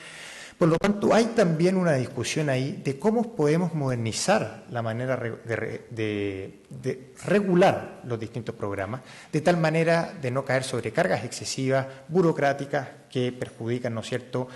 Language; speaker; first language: Spanish; native; Spanish